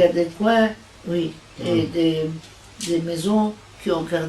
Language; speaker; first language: French; non-native, fluent; Italian